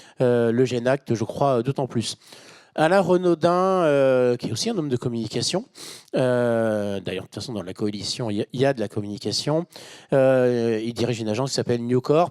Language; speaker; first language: French; native; French